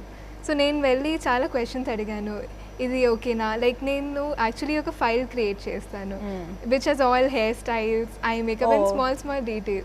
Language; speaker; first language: Telugu; non-native, fluent; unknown